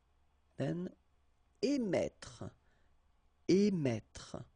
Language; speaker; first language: French; native; French